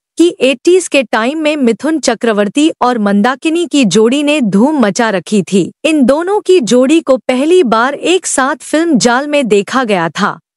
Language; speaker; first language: Hindi; native; Hindi